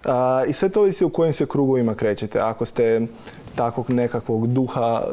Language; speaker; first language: Croatian; native; Croatian